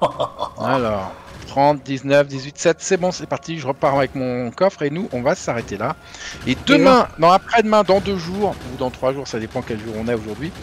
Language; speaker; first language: French; native; French